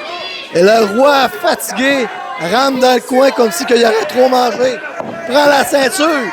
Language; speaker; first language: French; native; French